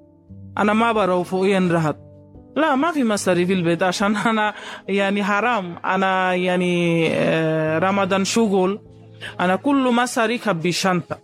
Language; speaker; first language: Arabic; non-native, learner; Bangla